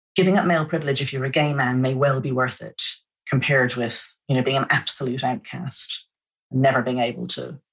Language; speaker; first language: English; native; English